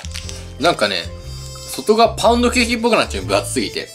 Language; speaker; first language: Japanese; native; Japanese